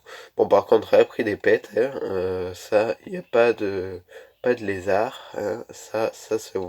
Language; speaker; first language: French; native; French